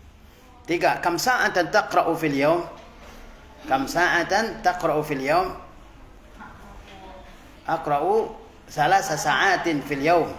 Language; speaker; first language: Arabic; non-native, fluent; Indonesian